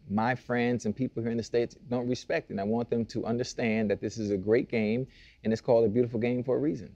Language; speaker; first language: English; native; English